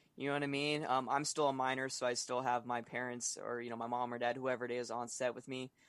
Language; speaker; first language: English; native; English